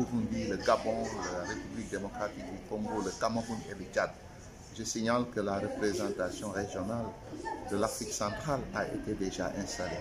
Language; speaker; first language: French; non-native, local second language; Wolof